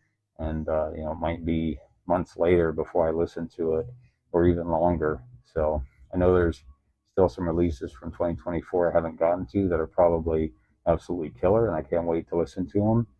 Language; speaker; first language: English; native; English